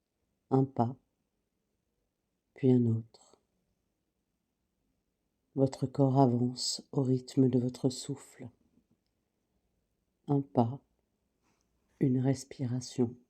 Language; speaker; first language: French; native; French